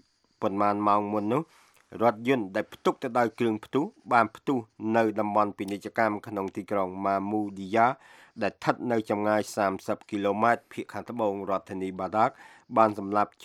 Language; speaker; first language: Khmer; native; Khmer